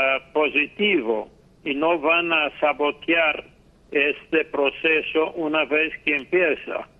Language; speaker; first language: Spanish; non-native, fluent; English